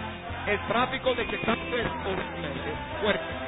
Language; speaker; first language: Spanish; non-native, fluent; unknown